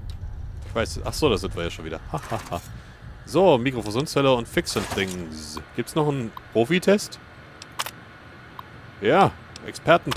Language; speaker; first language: German; native; German